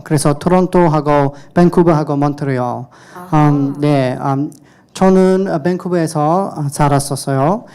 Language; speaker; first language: Korean; non-native, learner; English